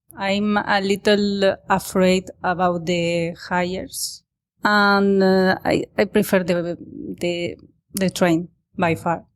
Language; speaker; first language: English; non-native, learner; Spanish